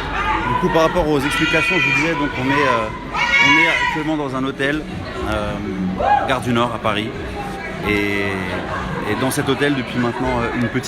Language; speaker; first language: French; native; French